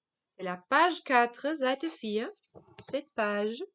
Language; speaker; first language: French; non-native, fluent; German